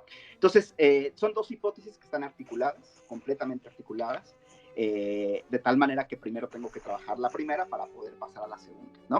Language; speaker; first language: Spanish; native; Spanish